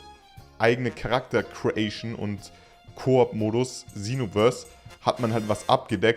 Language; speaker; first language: German; native; German